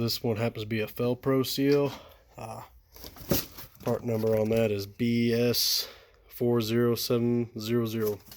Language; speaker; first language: English; native; English